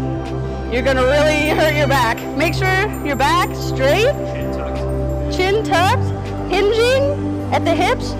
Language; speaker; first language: English; native; English